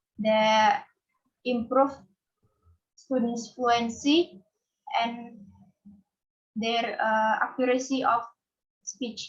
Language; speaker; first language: English; non-native, fluent; Indonesian